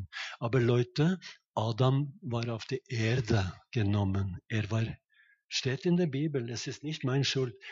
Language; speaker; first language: German; non-native, fluent; Norwegian